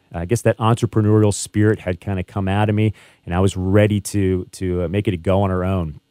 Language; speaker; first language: English; native; English